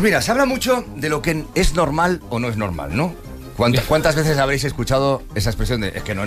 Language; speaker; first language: Spanish; native; Spanish